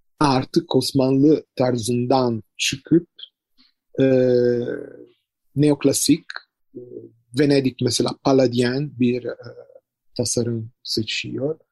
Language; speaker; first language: Turkish; non-native, fluent; Italian